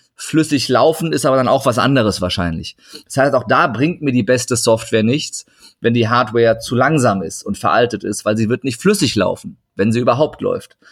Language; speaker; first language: German; early bilingual, other home language; Turkish